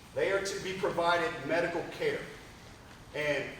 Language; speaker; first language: English; native; English